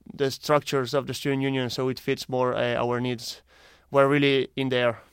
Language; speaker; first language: English; non-native, fluent; Spanish